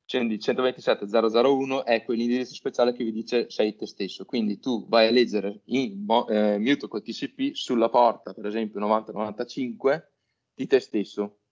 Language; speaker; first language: Italian; native; Italian